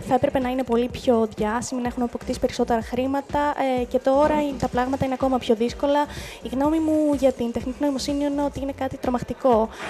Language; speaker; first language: Greek; native; Greek